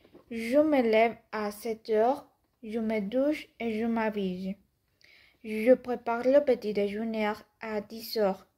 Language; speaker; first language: French; non-native, learner; Spanish